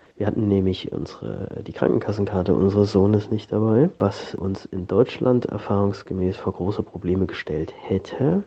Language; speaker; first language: German; native; German